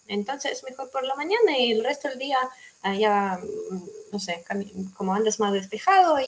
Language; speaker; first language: Spanish; non-native, fluent; Russian